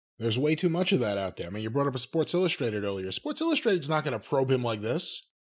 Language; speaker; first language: English; native; English